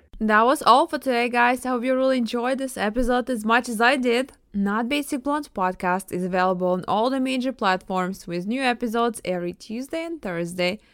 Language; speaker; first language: English; non-native, fluent; Ukrainian